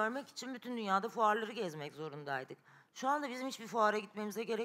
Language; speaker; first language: Turkish; native; Turkish